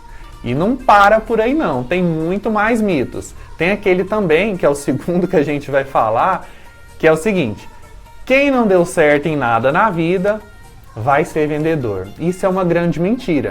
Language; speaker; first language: Portuguese; native; Portuguese